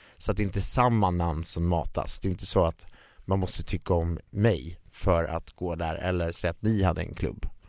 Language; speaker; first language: Swedish; native; Swedish